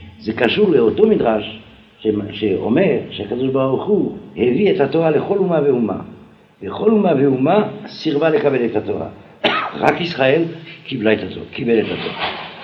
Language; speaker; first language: Hebrew; non-native, fluent; French